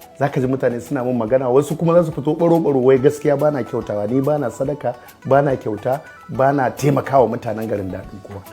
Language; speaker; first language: Hausa; native; Hausa